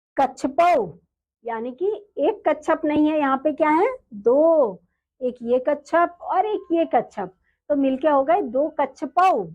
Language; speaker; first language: Hindi; native; Hindi